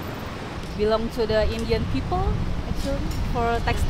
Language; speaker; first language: English; non-native, fluent; Indonesian